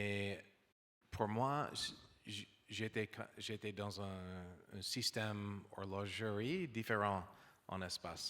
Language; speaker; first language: French; non-native, learner; English